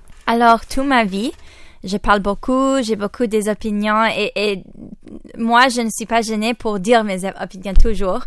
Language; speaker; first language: French; non-native, local second language; English